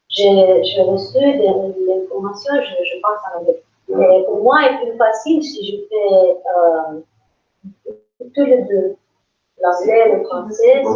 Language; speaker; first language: French; non-native, learner; English